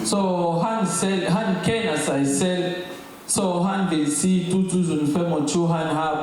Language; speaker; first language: Danish; non-native, learner; French